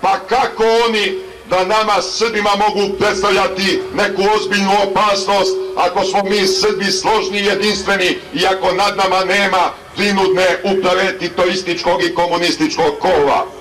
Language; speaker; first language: Bosnian; native; Bosnian